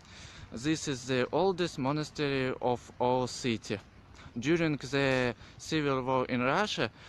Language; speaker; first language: English; non-native, learner; Russian